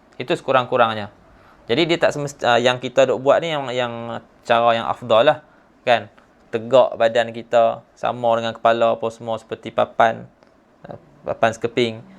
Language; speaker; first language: Malay; native; Malay